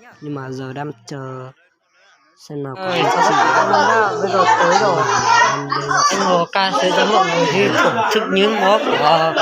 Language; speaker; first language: Vietnamese; non-native, local second language; Hmong